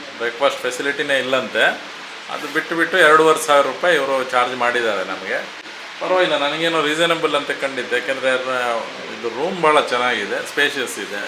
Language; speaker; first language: Kannada; non-native, local second language; Konkani